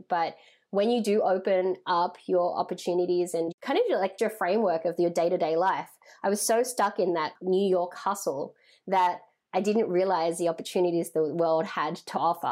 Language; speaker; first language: English; native; English